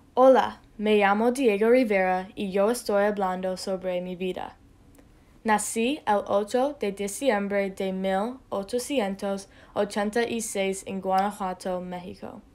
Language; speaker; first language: Spanish; non-native, learner; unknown